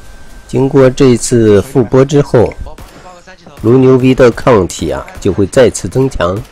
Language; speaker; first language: Chinese; native; Chinese